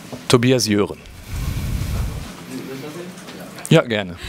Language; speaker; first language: German; native; German